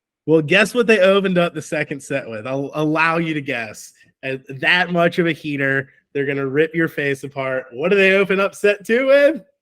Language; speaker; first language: English; native; English